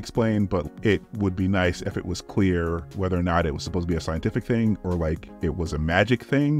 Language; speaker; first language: English; native; English